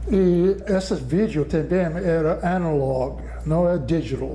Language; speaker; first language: Portuguese; non-native, learner; English